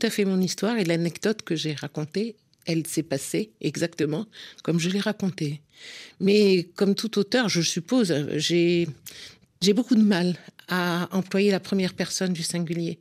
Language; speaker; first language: French; non-native, local second language; Arabic